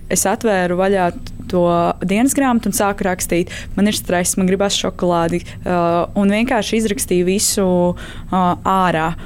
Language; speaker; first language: Latvian; native; Latvian